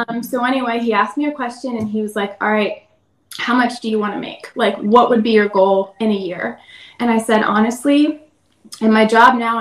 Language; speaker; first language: English; native; English